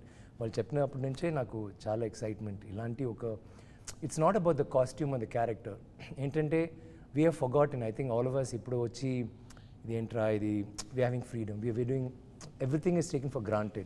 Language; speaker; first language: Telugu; non-native, learner; Tamil